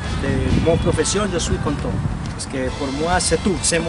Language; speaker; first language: French; non-native, learner; Spanish